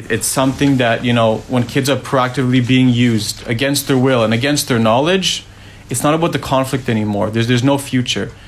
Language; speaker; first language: English; native; English